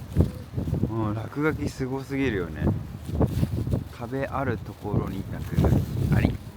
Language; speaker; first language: Japanese; native; Japanese